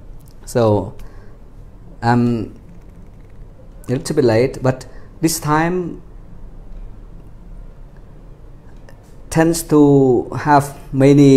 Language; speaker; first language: English; non-native, fluent; Khmer